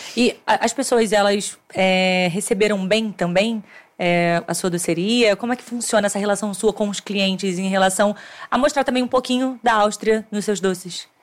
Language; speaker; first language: Portuguese; native; Portuguese